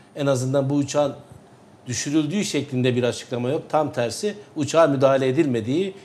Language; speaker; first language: Turkish; native; Turkish